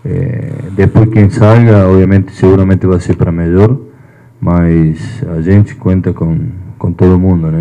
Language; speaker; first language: Portuguese; non-native, fluent; Spanish